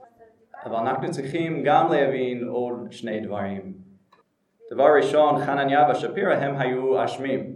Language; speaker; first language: Hebrew; non-native, fluent; English